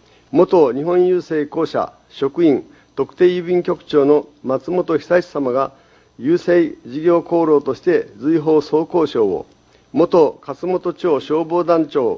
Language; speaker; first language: Japanese; native; Japanese